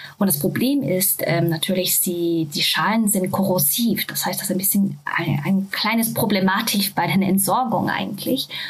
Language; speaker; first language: German; non-native, fluent; Japanese